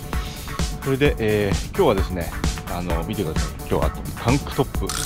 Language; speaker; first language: Japanese; native; Japanese